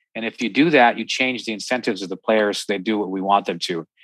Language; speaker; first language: English; native; English